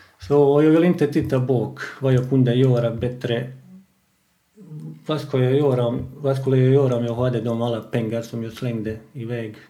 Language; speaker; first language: Swedish; non-native, fluent; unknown